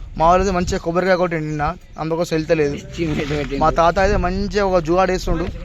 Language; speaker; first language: Telugu; native; Telugu